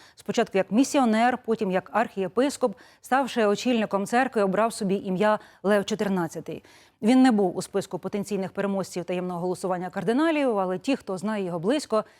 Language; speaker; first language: Ukrainian; native; Ukrainian